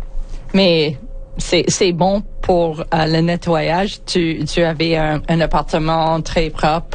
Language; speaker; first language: French; non-native, fluent; English